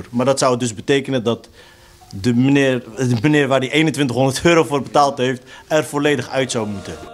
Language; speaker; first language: Dutch; native; Dutch